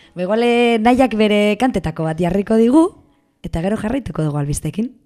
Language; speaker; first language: Basque; non-native, local second language; Spanish